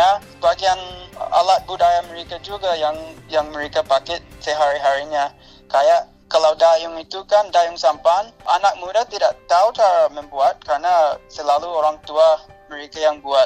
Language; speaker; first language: Indonesian; non-native, fluent; English